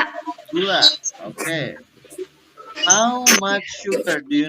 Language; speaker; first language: English; non-native, learner; Indonesian